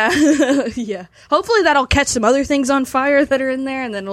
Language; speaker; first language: English; native; English